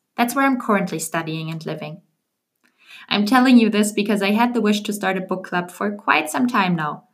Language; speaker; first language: English; non-native, fluent; German